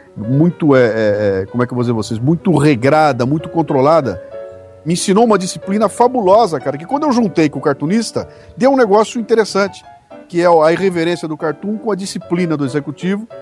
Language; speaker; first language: Portuguese; native; Portuguese